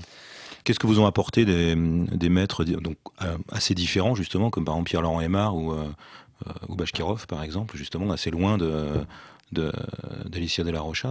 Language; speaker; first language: French; native; French